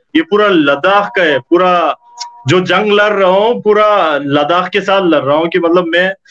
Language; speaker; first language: Hindi; native; Hindi